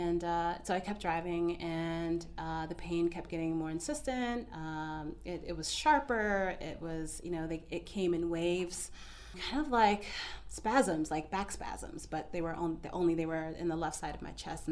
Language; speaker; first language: English; native; English